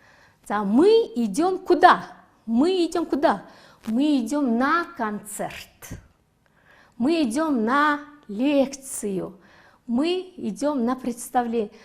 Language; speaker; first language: Russian; non-native, fluent; Mongolian